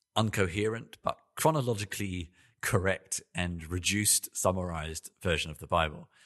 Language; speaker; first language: English; native; English